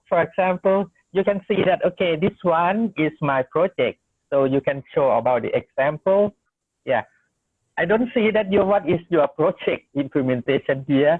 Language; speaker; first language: English; non-native, learner; Thai